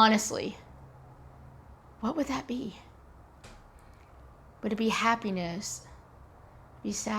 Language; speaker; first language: English; native; English